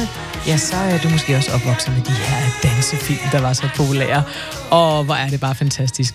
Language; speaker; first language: Danish; native; Danish